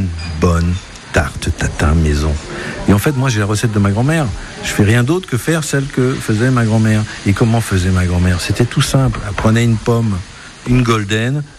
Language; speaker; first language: French; native; French